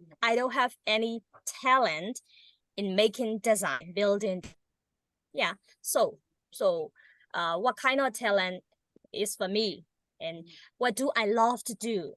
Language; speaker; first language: English; non-native, learner; Burmese